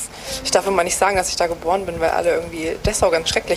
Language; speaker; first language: German; early bilingual, other home language; Greek